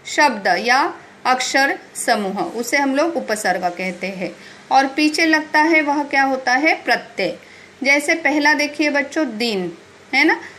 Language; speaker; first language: Hindi; non-native, local second language; Marathi